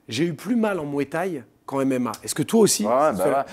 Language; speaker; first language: French; native; French